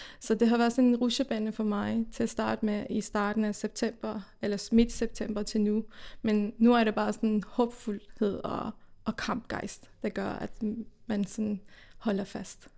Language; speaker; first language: Danish; early bilingual, other home language; Persian